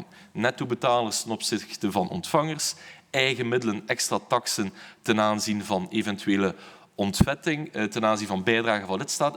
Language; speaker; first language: Dutch; native; Dutch